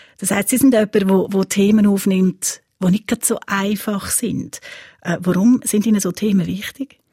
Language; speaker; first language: German; native; German